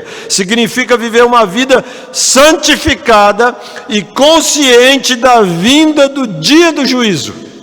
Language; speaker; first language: Portuguese; native; Portuguese